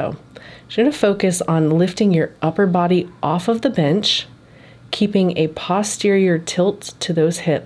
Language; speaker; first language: English; native; English